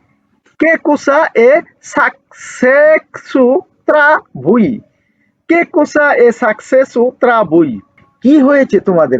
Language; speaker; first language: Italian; non-native, learner; Bangla